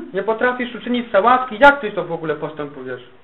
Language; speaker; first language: Polish; native; Polish